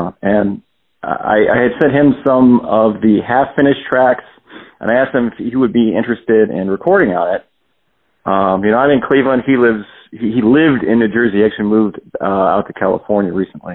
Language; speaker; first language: English; native; English